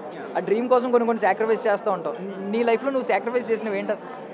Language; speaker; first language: Telugu; native; Telugu